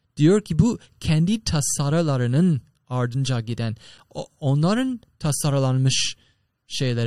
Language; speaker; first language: Turkish; non-native, learner; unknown